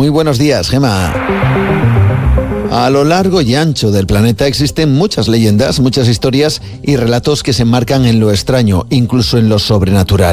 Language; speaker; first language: Spanish; native; Spanish